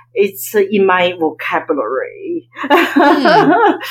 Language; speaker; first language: English; non-native, fluent; Chinese